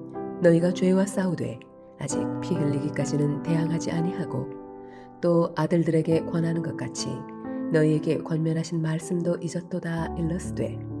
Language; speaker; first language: Korean; native; Korean